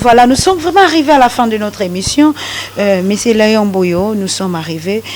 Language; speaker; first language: French; non-native, local second language; Lingala